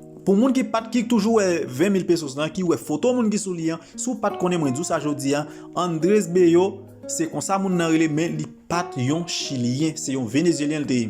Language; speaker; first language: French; non-native, local second language; Haitian Creole